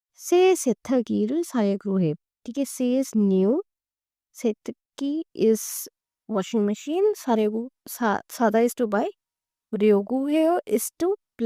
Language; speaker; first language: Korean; non-native, learner; Hindi